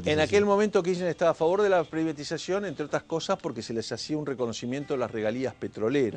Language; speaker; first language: Spanish; native; Spanish